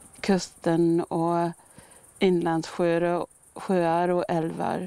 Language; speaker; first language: Swedish; non-native, fluent; Māori